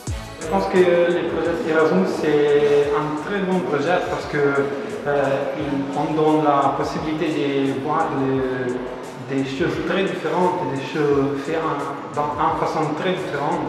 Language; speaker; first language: French; non-native, fluent; Italian